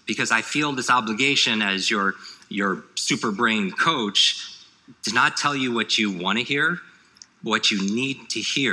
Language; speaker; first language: English; native; English